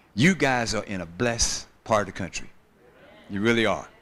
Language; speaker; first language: English; native; English